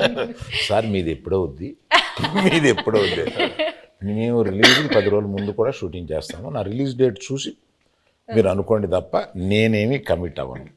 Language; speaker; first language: Telugu; native; Telugu